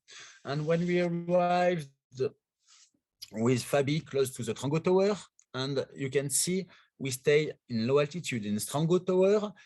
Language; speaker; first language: English; non-native, learner; French